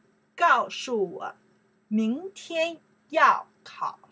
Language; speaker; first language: Chinese; non-native, learner; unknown